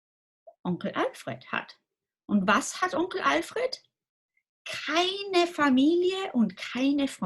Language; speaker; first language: German; non-native, fluent; English